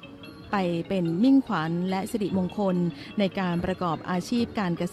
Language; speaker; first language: Thai; native; Thai